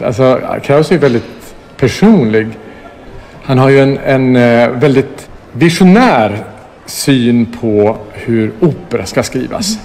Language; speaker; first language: Swedish; native; Swedish